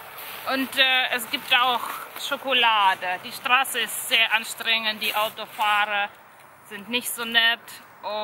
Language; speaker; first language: German; non-native, learner; Russian